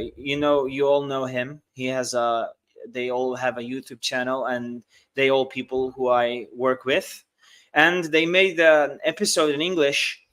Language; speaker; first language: English; non-native, fluent; Turkish